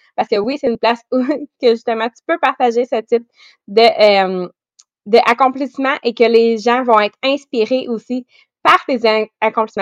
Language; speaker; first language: French; native; French